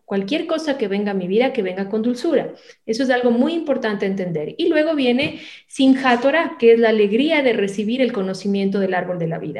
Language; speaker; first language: Spanish; native; Spanish